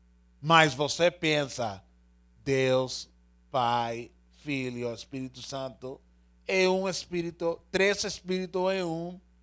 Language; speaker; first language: Portuguese; non-native, learner; Spanish